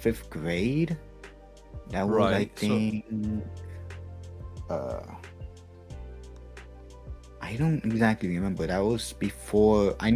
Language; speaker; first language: English; non-native, fluent; Spanish